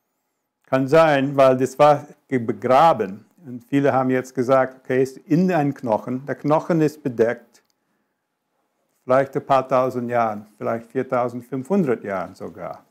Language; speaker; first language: German; non-native, fluent; English